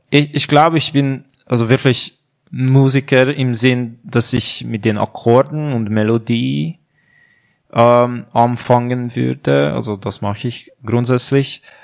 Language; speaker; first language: German; non-native, fluent; Hungarian